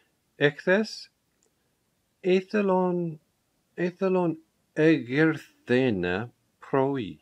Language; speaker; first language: Greek; non-native, learner; English